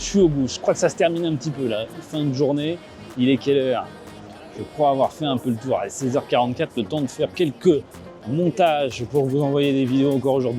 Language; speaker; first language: French; native; French